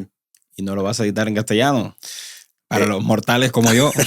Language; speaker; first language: Spanish; native; Spanish